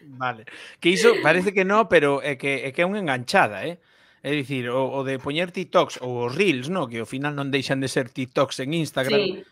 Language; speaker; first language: Galician; non-native, local second language; Spanish